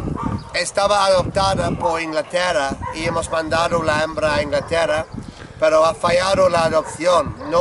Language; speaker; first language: Spanish; non-native, learner; English